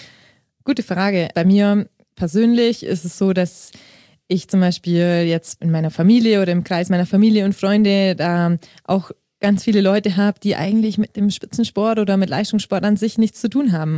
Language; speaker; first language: German; native; German